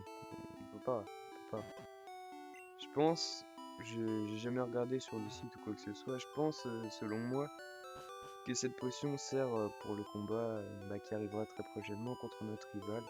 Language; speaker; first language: French; native; French